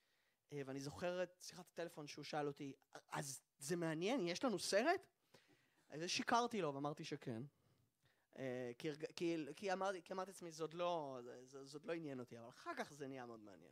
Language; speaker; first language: Hebrew; native; Hebrew